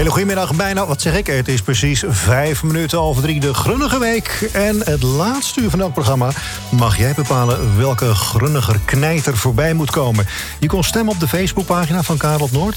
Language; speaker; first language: Dutch; native; Dutch